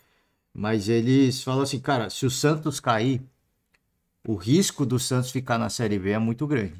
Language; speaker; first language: Portuguese; native; Portuguese